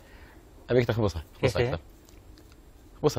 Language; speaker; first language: Arabic; native; Arabic